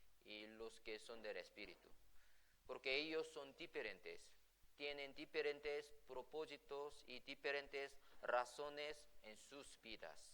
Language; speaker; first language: Spanish; non-native, fluent; Korean